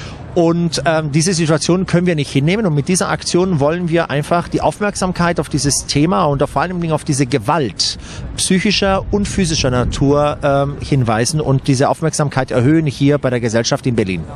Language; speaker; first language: German; native; German